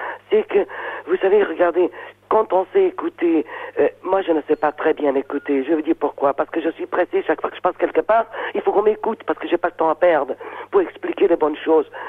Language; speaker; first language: French; non-native, fluent; Portuguese